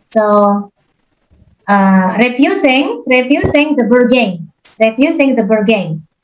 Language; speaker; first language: English; non-native, fluent; Indonesian